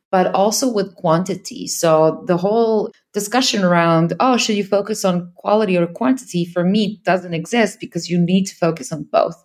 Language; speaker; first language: English; non-native, fluent; Serbian